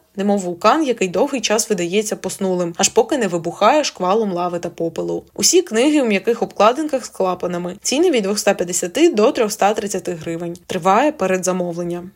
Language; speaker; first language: Ukrainian; native; Ukrainian